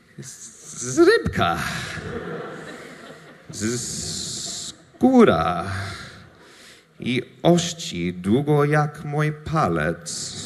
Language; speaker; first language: Polish; non-native, learner; English